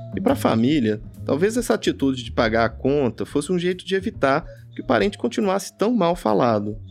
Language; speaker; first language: Portuguese; native; Portuguese